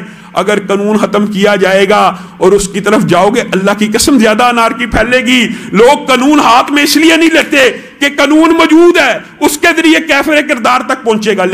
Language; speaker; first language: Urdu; non-native, local second language; Punjabi